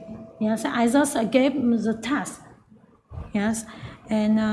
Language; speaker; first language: English; non-native, learner; Vietnamese